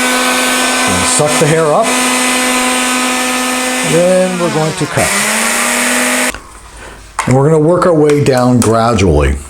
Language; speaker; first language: English; native; English